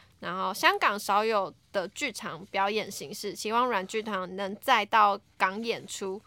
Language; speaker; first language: Chinese; native; Chinese